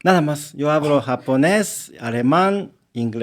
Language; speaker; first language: Spanish; non-native, learner; Japanese